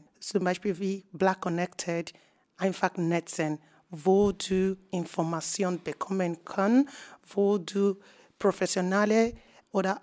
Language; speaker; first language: German; non-native, fluent; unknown